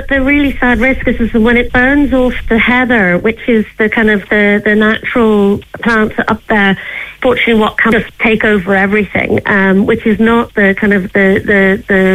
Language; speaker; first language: English; native; English